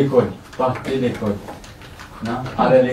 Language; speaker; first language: French; non-native, learner; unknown